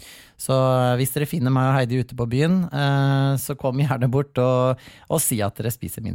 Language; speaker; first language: Norwegian; native; Norwegian